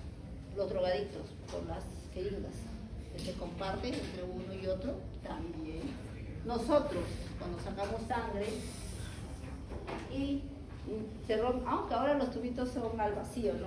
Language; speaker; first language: Spanish; native; Spanish